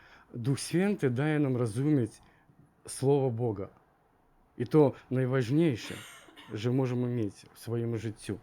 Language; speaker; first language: Ukrainian; non-native, learner; Russian